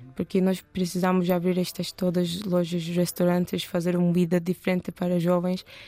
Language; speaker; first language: Portuguese; non-native, learner; Turkish